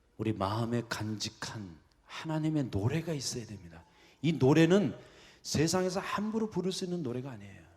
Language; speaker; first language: Korean; early bilingual, heritage; Korean